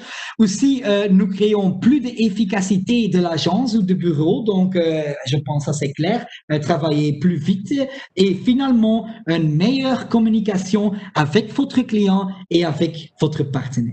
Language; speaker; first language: French; non-native, local second language; Dutch